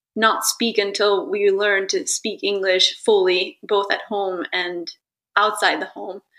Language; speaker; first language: English; early bilingual, other home language; Italian